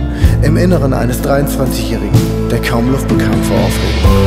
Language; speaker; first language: German; native; German